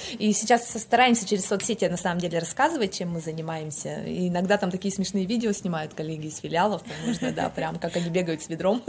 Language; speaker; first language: Russian; non-native, local second language; Yakut